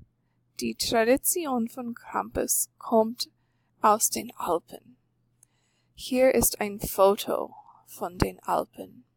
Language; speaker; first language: German; non-native, fluent; English